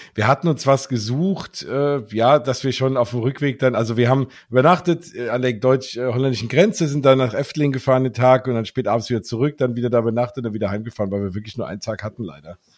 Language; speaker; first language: German; native; German